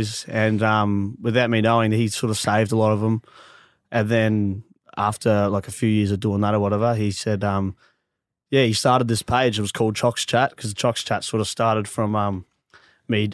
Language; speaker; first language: English; native; English